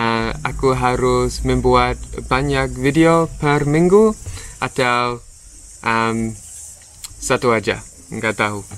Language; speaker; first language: Indonesian; non-native, learner; English